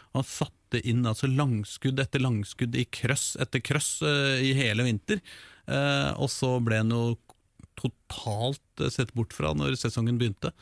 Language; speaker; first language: Norwegian; native; Norwegian